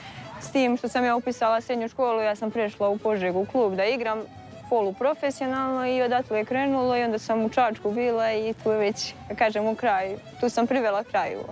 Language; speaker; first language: Serbian; native; Serbian